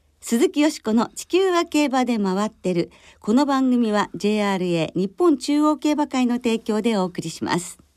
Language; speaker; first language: Japanese; native; Japanese